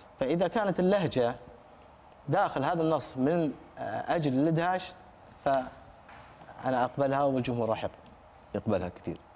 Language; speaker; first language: Arabic; native; Arabic